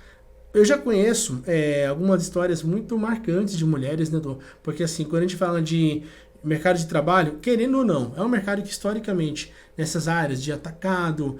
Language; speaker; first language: Portuguese; native; Portuguese